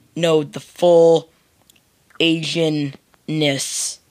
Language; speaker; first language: English; native; English